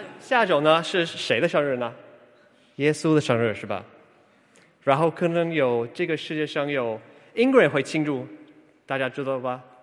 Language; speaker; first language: Chinese; non-native, fluent; English